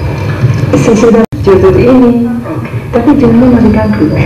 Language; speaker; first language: Indonesian; non-native, fluent; Japanese